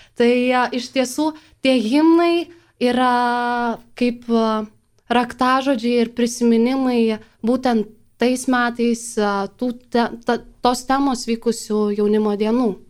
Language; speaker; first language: Lithuanian; native; Lithuanian